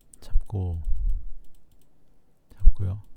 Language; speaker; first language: Korean; native; Korean